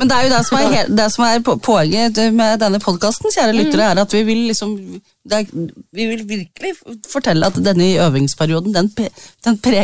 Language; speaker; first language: Norwegian; native; Norwegian